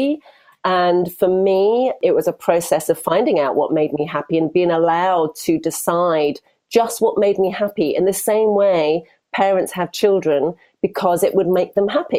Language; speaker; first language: English; native; English